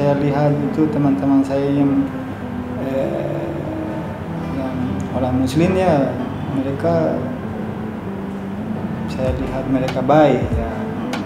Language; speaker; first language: Indonesian; non-native, fluent; Spanish